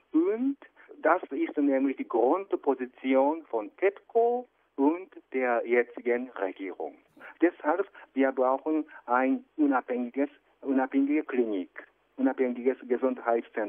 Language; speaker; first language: German; non-native, fluent; Japanese